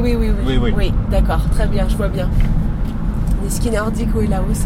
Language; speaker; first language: French; native; French